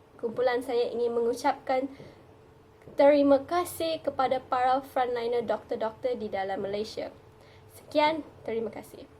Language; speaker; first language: Malay; non-native, local second language; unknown